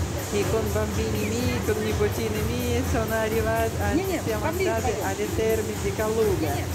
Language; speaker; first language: Italian; non-native, learner; Russian